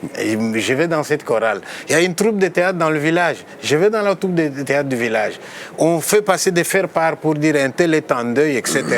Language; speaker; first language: French; non-native, local second language; Luba-Lulua